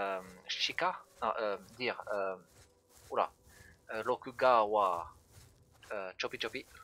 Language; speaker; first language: Japanese; non-native, learner; French